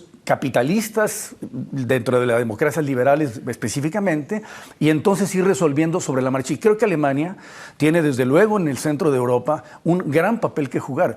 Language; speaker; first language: Spanish; native; Spanish